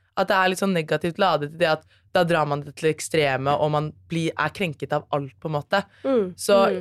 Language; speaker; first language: Norwegian; native; Norwegian